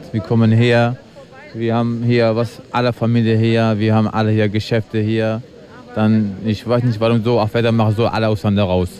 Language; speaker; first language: German; non-native, learner; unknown